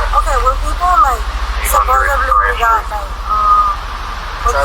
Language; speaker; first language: English; native; English